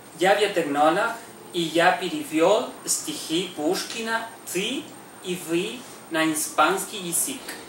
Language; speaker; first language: Russian; non-native, learner; Spanish